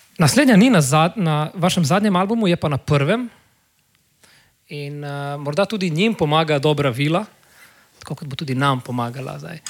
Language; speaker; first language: Slovenian; native; Slovenian